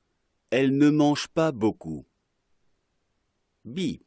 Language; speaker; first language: French; non-native, fluent; Arabic